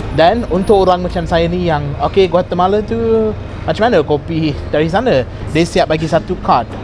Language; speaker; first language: Malay; non-native, fluent; English